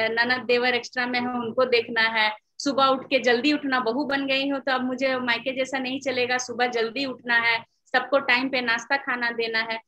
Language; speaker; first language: Hindi; native; Hindi